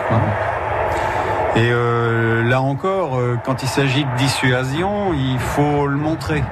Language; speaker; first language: French; native; French